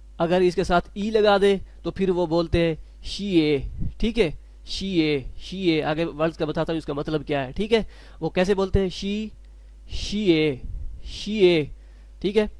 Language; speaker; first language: Urdu; non-native, local second language; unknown